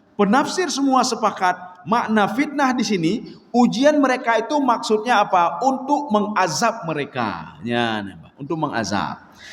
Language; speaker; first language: Malay; non-native, local second language; Achinese